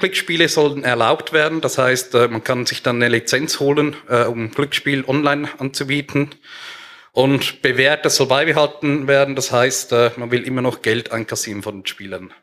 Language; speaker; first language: German; native; German